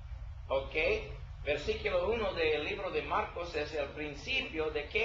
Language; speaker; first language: Spanish; non-native, learner; English